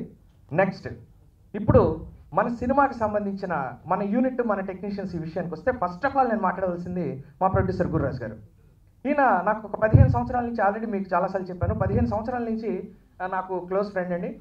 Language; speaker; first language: Telugu; native; Telugu